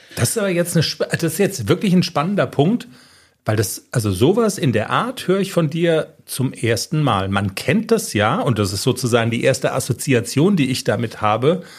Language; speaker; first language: German; native; German